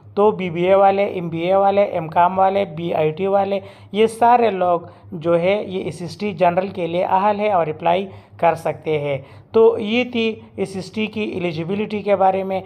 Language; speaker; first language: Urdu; non-native, local second language; Pashto